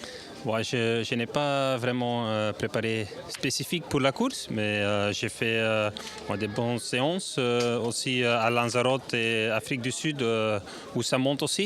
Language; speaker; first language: French; non-native, learner; Dutch